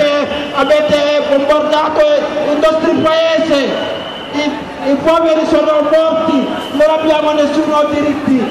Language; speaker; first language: Italian; non-native, learner; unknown